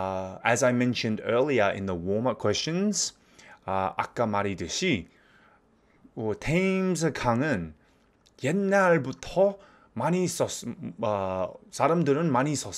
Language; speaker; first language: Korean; non-native, fluent; English